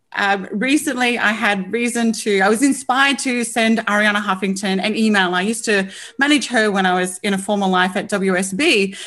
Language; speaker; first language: English; native; English